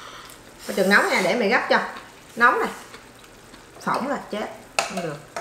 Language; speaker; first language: Vietnamese; native; Vietnamese